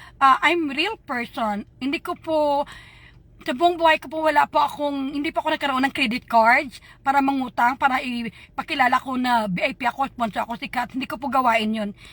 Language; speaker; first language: Filipino; non-native, local second language; Hiligaynon